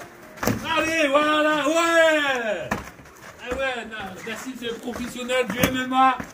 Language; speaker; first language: French; native; French